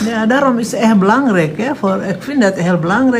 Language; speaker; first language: Dutch; non-native, fluent; Indonesian